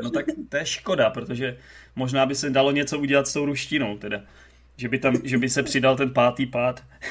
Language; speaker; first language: Czech; native; Czech